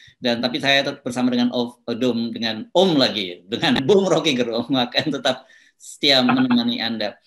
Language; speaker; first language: Indonesian; native; Indonesian